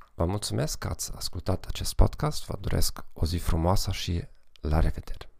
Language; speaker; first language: Romanian; non-native, fluent; German